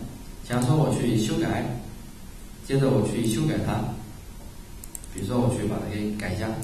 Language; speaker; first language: Chinese; native; Chinese